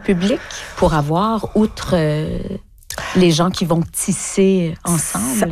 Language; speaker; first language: French; native; French